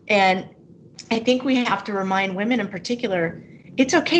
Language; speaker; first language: English; native; English